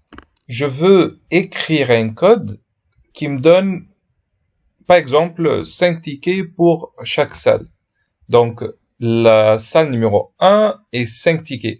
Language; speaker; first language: French; non-native, fluent; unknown